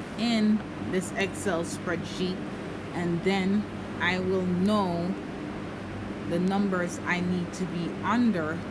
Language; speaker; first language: English; native; English